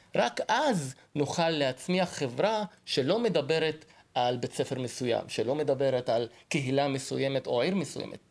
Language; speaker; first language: Hebrew; non-native, local second language; Arabic